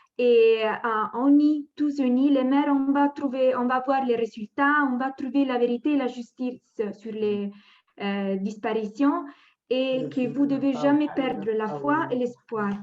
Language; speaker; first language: French; non-native, fluent; Spanish